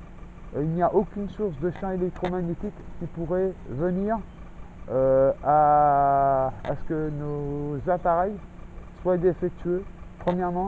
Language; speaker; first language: French; native; French